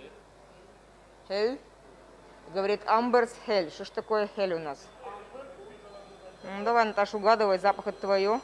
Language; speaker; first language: Russian; native; Russian